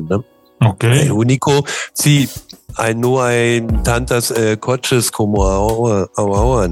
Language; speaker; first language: Spanish; non-native, learner; German